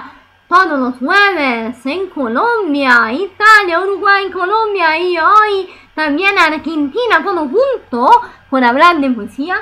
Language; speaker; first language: Spanish; non-native, learner; Italian